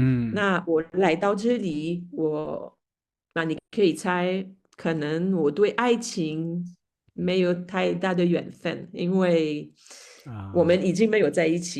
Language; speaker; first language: Chinese; non-native, fluent; French